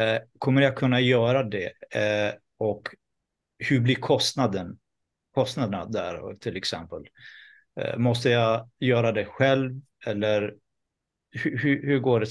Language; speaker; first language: Swedish; non-native, fluent; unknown